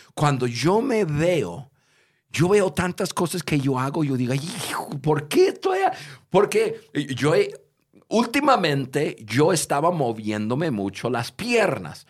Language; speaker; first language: Spanish; non-native, fluent; English